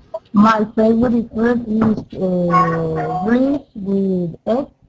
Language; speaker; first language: English; non-native, learner; Spanish